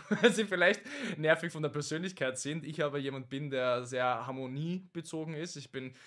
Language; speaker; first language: German; native; German